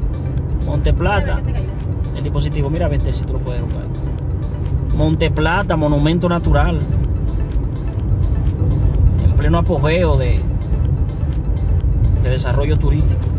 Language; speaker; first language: Spanish; native; Spanish